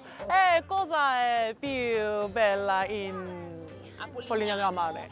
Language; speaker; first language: Italian; non-native, learner; Korean